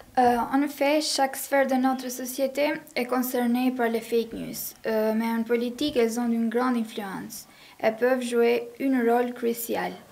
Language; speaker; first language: French; non-native, fluent; Albanian